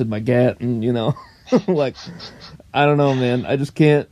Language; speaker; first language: English; native; English